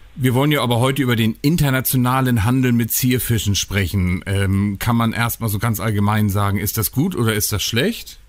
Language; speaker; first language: German; native; German